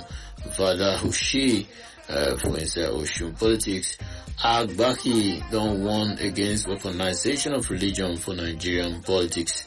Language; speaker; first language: Nigerian Pidgin; non-native, local second language; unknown